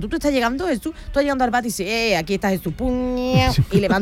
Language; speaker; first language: Spanish; native; Spanish